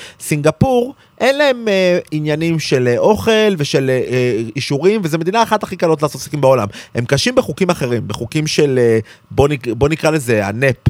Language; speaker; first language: Hebrew; native; Hebrew